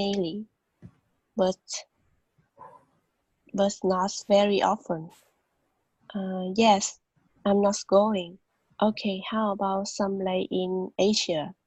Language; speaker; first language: English; non-native, learner; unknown